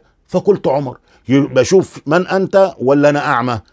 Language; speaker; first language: Arabic; native; Arabic